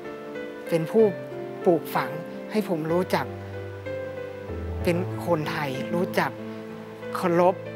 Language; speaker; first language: Thai; early bilingual, other home language; English